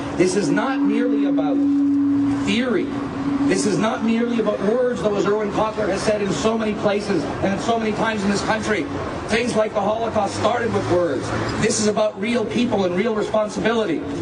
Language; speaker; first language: English; native; English